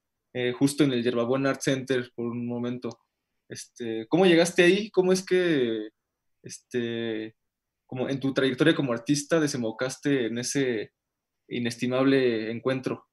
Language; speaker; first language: Spanish; native; Spanish